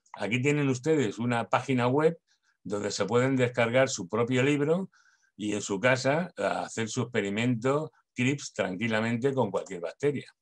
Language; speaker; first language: Spanish; native; Spanish